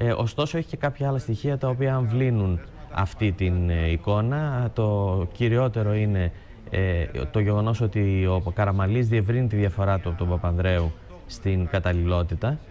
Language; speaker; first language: Greek; native; Greek